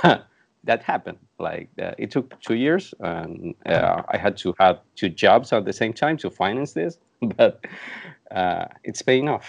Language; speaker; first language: English; non-native, fluent; Spanish